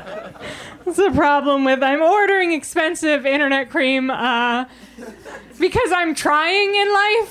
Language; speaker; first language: English; native; English